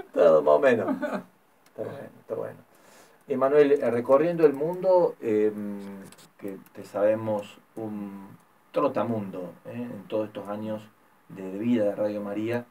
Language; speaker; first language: Spanish; native; Spanish